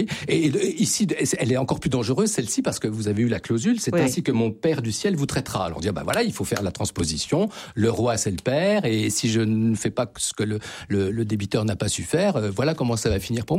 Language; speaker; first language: French; native; French